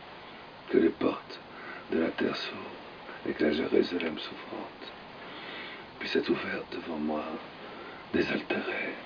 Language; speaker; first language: French; native; French